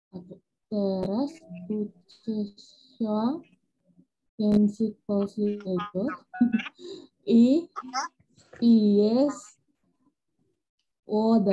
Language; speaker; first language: Polish; non-native, learner; Indonesian